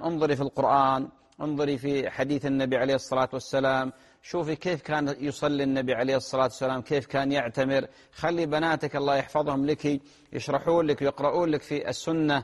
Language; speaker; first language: Arabic; native; Arabic